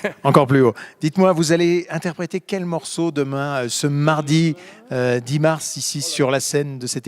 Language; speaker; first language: French; native; French